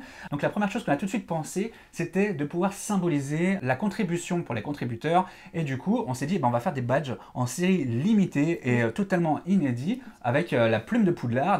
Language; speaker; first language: French; native; French